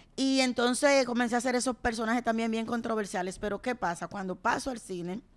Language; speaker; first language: Spanish; native; Spanish